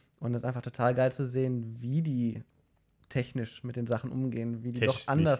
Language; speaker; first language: German; native; German